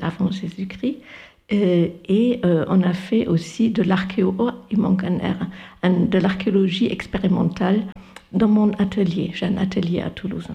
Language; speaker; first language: French; non-native, fluent; German